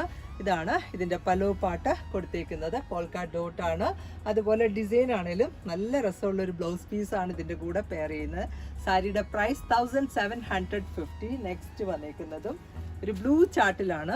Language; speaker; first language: Malayalam; native; Malayalam